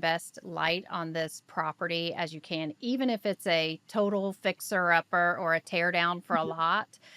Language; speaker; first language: English; native; English